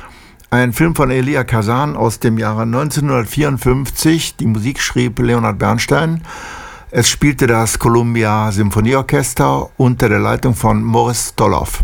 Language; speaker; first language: German; native; German